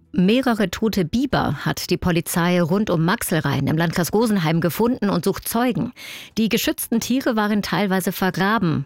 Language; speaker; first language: German; native; German